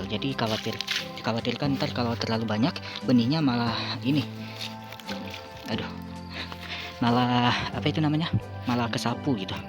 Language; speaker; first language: Indonesian; native; Indonesian